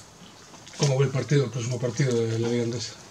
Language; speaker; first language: Spanish; native; Spanish